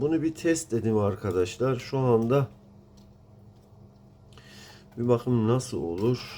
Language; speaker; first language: Turkish; non-native, learner; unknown